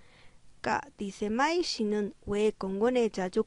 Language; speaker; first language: Korean; non-native, fluent; Spanish